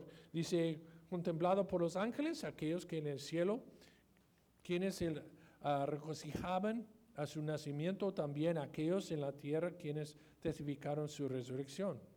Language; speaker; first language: Spanish; non-native, fluent; English